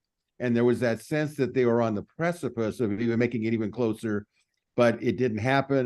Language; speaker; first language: English; native; English